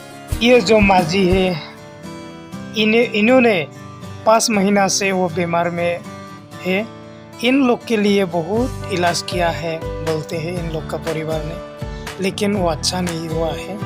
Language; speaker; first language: Hindi; non-native, local second language; Bodo